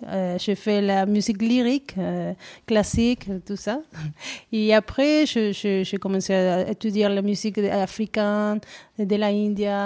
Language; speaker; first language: French; non-native, learner; Spanish